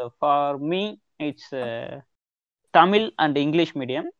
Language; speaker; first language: English; non-native, local second language; Tamil